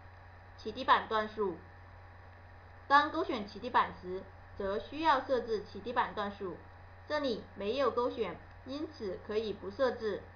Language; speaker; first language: Chinese; native; Chinese